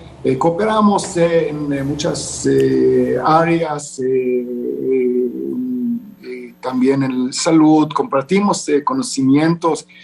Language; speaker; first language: Spanish; non-native, fluent; Hebrew